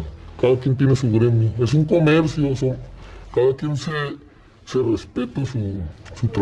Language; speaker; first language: Spanish; native; Spanish